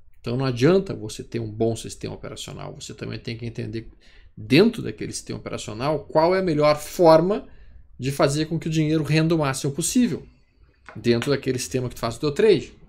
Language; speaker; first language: Portuguese; native; Portuguese